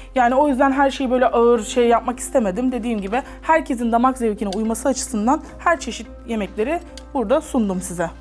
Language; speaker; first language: Turkish; native; Turkish